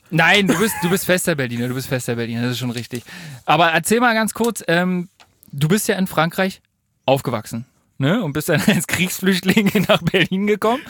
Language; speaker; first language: German; native; German